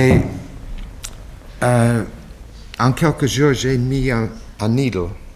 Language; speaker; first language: French; non-native, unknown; English